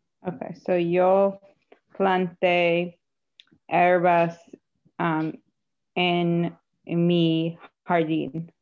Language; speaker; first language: Spanish; non-native, learner; English